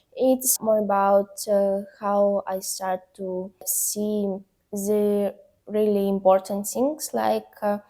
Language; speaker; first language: English; non-native, learner; Ukrainian